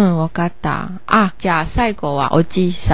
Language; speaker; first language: Japanese; non-native, learner; Chinese